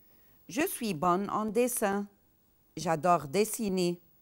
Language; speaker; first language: French; non-native, fluent; Arabic